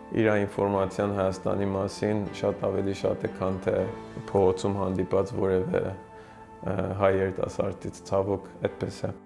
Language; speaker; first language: Armenian; early bilingual, heritage; Armenian